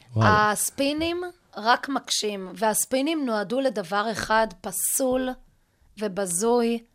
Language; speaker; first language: Hebrew; native; Hebrew